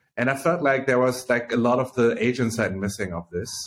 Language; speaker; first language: English; early bilingual, other home language; Chinese